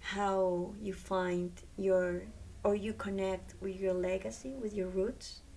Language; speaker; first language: English; non-native, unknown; Spanish